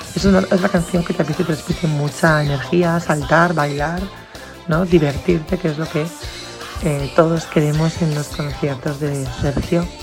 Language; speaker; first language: Spanish; native; Spanish